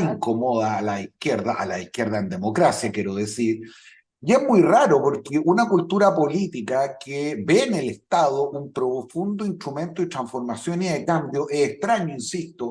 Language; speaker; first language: Spanish; native; Spanish